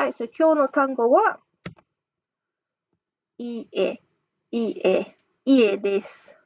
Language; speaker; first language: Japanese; non-native, fluent; English